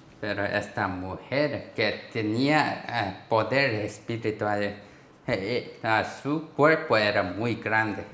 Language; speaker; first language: Spanish; non-native, learner; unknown